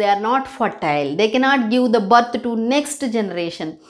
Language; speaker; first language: English; non-native, local second language; Telugu